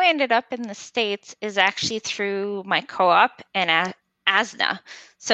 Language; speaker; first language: English; non-native, fluent; French